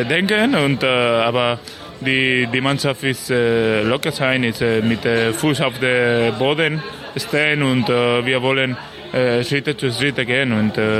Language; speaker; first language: German; non-native, learner; Spanish